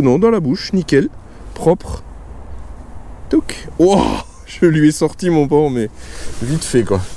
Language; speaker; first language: French; native; French